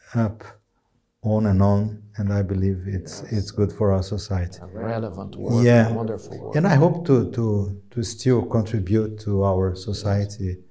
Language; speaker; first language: English; non-native, fluent; Portuguese